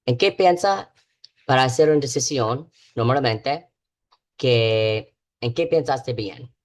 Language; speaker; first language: Spanish; non-native, learner; English